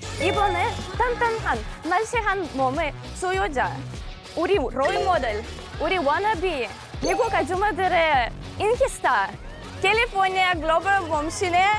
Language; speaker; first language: Korean; non-native, learner; English